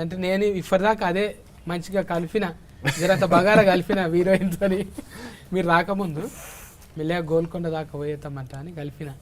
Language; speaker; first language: Telugu; native; Telugu